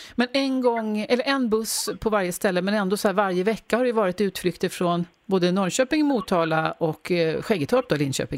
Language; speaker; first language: Swedish; native; Swedish